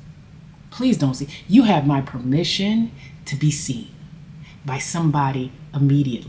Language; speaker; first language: English; native; English